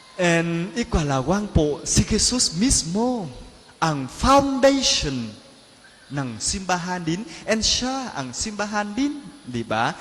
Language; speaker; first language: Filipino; non-native, learner; Vietnamese